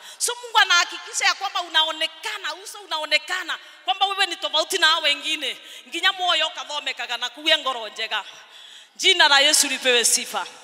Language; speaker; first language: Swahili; non-native, local second language; Kikuyu